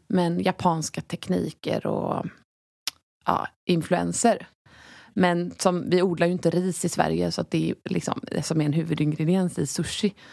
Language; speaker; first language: Swedish; native; Swedish